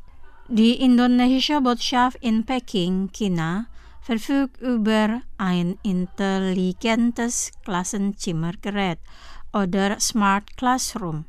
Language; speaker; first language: German; non-native, fluent; Indonesian